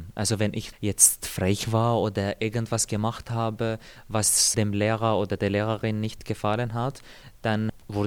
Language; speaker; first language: German; non-native, fluent; Arabic